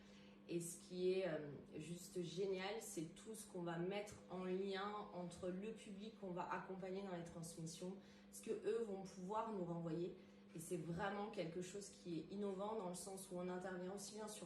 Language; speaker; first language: French; native; French